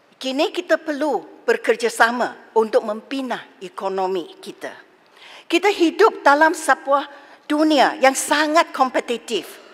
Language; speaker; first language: Malay; non-native, local second language; Chinese